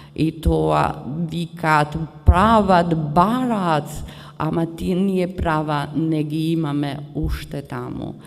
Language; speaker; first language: Macedonian; early bilingual, heritage; Macedonian